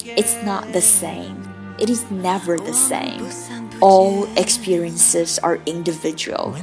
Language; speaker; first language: English; non-native, fluent; Chinese